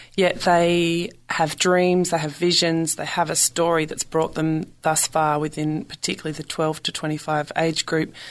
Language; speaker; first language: English; native; English